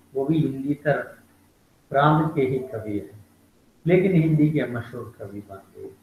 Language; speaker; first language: Hindi; non-native, local second language; Malayalam